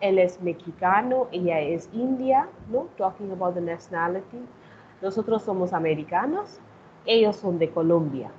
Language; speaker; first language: Spanish; non-native, fluent; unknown